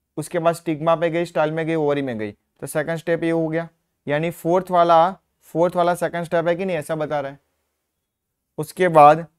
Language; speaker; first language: Hindi; non-native, local second language; Gujarati